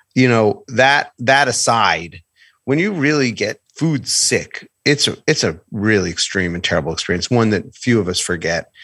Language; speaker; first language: English; native; English